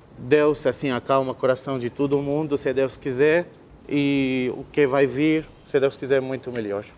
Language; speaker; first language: Portuguese; non-native, fluent; Arabic